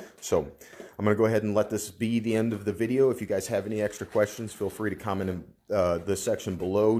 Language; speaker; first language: English; native; English